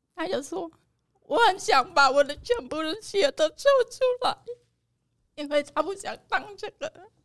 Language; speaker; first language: Chinese; non-native, fluent; Khmer